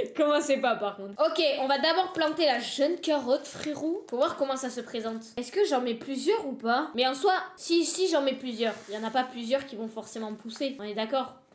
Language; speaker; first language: French; native; French